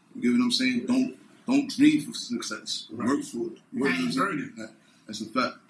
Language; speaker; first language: English; native; English